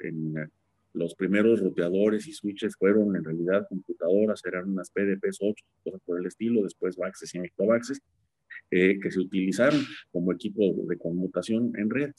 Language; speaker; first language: Spanish; native; Spanish